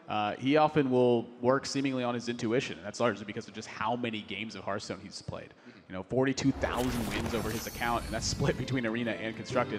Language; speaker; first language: English; native; English